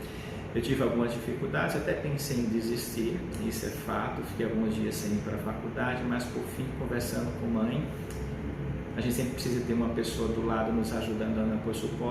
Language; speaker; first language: Portuguese; native; Portuguese